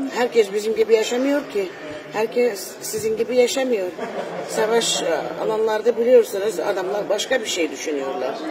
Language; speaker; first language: Turkish; non-native, fluent; Uzbek